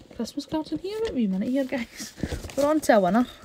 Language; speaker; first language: English; native; English